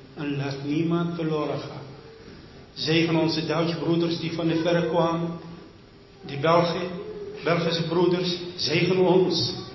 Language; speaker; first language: Dutch; non-native, fluent; French